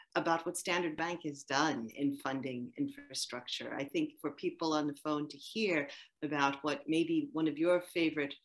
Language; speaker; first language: English; native; English